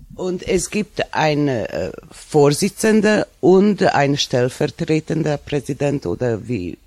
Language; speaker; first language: German; non-native, fluent; Serbian